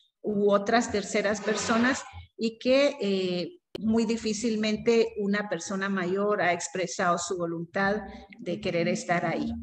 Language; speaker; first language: Spanish; native; Spanish